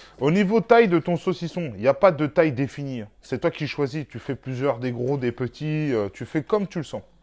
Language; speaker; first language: French; native; French